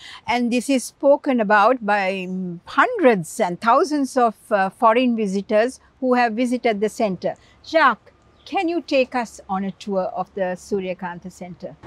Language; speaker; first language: English; non-native, local second language; Sinhala